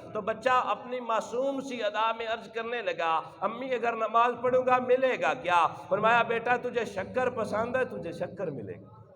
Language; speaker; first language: Urdu; non-native, local second language; Punjabi